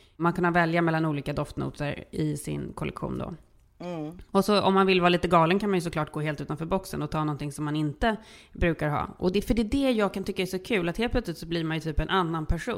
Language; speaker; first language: Swedish; native; Swedish